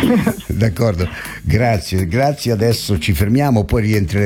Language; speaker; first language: Italian; native; Italian